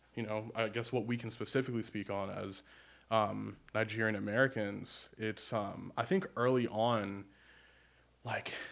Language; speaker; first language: English; early bilingual, other home language; Yoruba